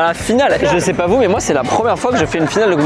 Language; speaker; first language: French; native; French